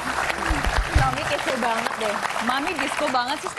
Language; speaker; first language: Indonesian; native; Indonesian